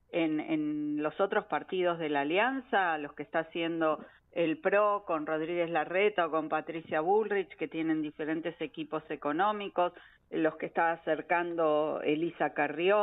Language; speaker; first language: Spanish; native; Spanish